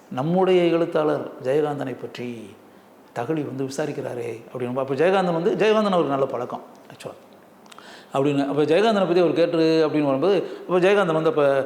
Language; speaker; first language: Tamil; native; Tamil